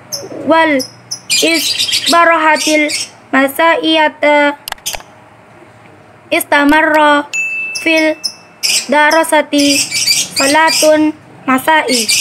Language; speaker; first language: Arabic; non-native, learner; Indonesian